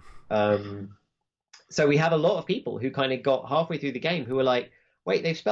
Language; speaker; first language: English; native; English